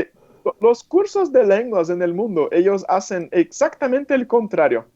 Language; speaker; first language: Spanish; non-native, fluent; Portuguese